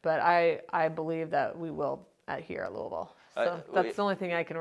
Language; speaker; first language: English; native; English